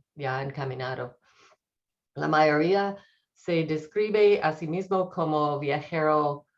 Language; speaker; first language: Spanish; non-native, learner; English